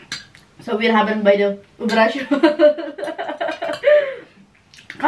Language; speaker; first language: German; non-native, learner; Indonesian